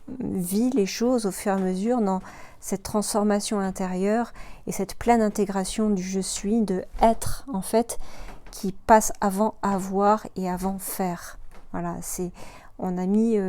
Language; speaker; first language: French; native; French